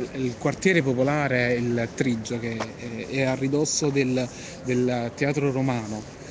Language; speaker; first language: Italian; native; Italian